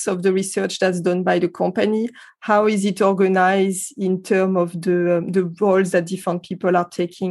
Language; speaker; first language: English; non-native, fluent; French